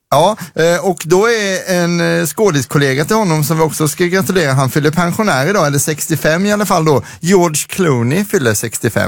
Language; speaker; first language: Swedish; native; Swedish